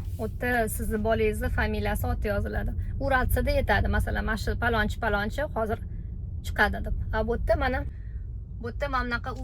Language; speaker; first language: Uzbek; non-native, local second language; Russian